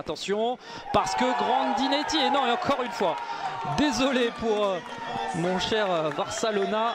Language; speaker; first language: French; native; French